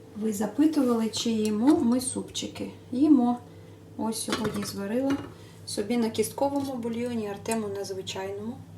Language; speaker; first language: Ukrainian; non-native, local second language; Russian